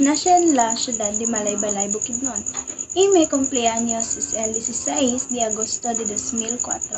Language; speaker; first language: Spanish; non-native, learner; Cebuano